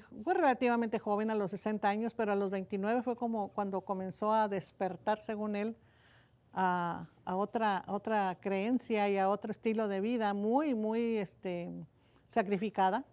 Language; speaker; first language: Spanish; native; Spanish